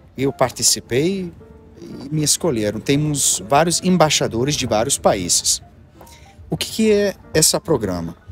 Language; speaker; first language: Portuguese; non-native, learner; Armenian